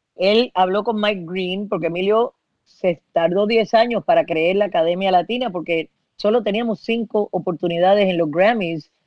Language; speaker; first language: Spanish; early bilingual, heritage; Spanish